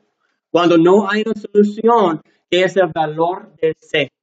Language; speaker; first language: Spanish; non-native, learner; English